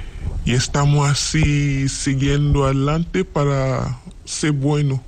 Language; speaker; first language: Spanish; non-native, learner; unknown